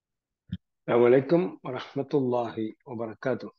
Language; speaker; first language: Arabic; non-native, fluent; Malayalam